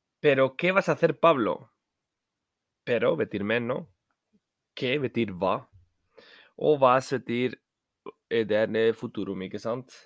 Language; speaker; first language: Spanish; non-native, fluent; Norwegian